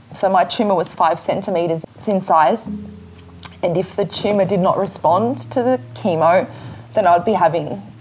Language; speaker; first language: English; native; English